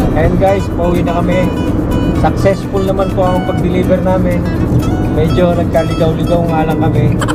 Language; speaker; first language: Filipino; non-native, local second language; Bikol